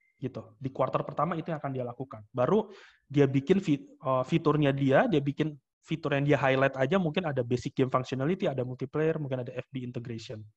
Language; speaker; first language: Indonesian; native; Indonesian